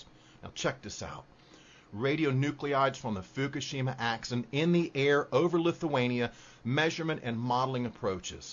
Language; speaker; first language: English; native; English